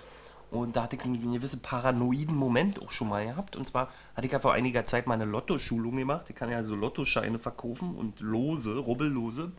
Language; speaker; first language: German; native; German